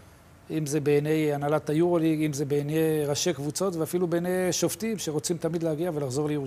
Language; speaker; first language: Hebrew; native; Hebrew